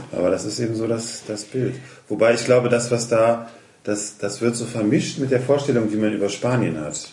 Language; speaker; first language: German; native; German